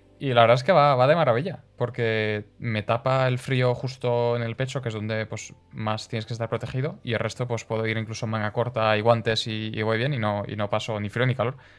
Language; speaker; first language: Spanish; non-native, fluent; Hungarian